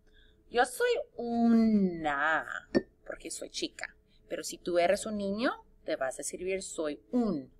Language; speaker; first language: Spanish; non-native, fluent; English